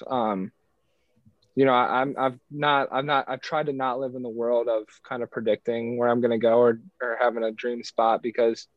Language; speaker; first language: English; native; English